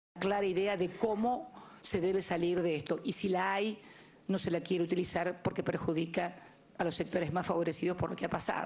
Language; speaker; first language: Spanish; native; Spanish